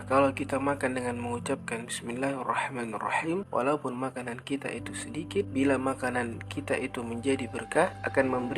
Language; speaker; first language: Malay; native; Malay